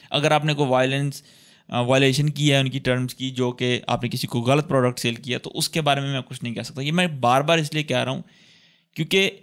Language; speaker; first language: Urdu; native; Urdu